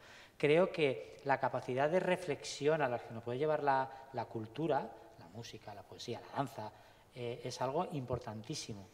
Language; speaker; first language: Spanish; native; Spanish